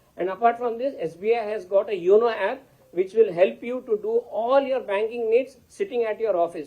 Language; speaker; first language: English; non-native, local second language; Telugu